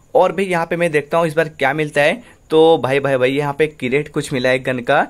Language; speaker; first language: Hindi; native; Hindi